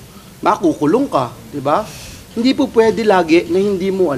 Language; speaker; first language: Filipino; native; Filipino